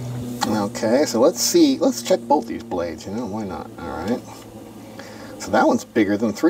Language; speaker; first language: English; native; English